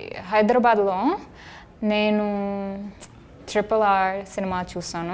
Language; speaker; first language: Telugu; non-native, learner; English